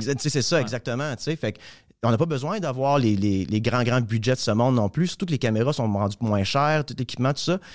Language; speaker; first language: French; native; French